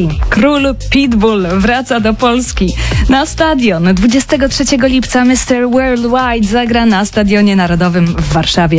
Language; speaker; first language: Polish; native; Polish